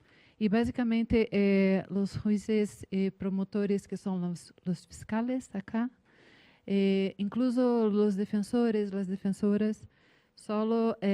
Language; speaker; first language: Spanish; non-native, learner; Portuguese